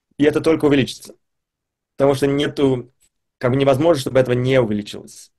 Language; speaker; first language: Russian; early bilingual, heritage; Russian